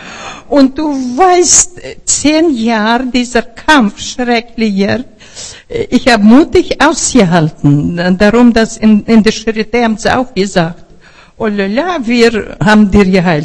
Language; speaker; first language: German; non-native, fluent; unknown